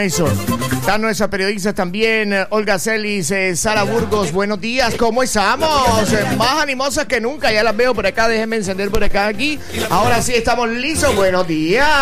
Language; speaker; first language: Spanish; native; Spanish